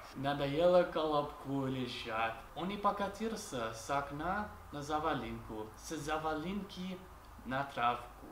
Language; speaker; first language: Russian; non-native, learner; English